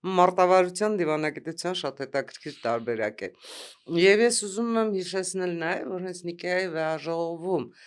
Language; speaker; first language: Armenian; native; Armenian